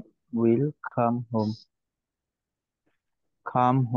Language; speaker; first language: English; non-native, learner; Bangla